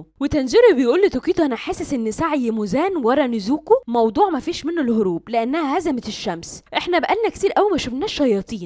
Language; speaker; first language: Arabic; native; Arabic